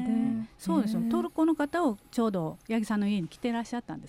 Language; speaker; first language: Japanese; native; Japanese